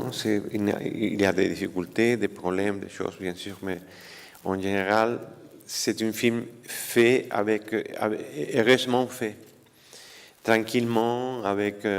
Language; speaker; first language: French; non-native, fluent; Spanish